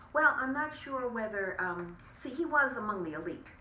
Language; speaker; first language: English; native; English